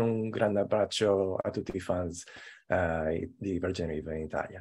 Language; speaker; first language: Italian; non-native, fluent; English